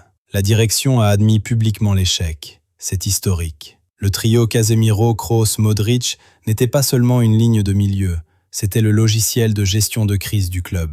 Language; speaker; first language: French; native; French